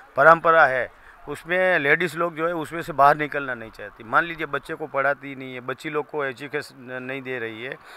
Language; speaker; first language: Hindi; non-native, local second language; Gujarati